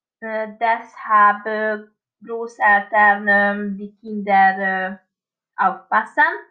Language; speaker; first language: German; non-native, learner; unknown